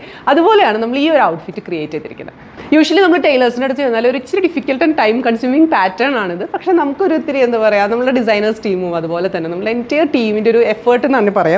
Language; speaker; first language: Malayalam; native; Malayalam